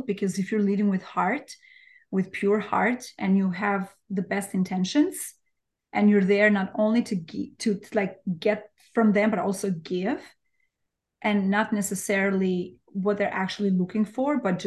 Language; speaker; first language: English; non-native, fluent; Albanian